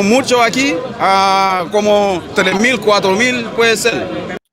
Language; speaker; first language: Spanish; non-native, learner; Haitian Creole